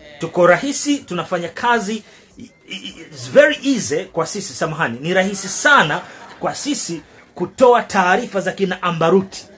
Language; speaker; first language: Swahili; native; Swahili